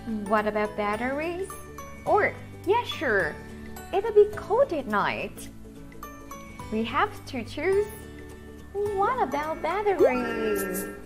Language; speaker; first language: English; non-native, fluent; Vietnamese